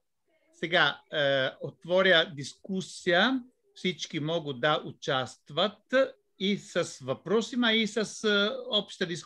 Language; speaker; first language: Bulgarian; non-native, fluent; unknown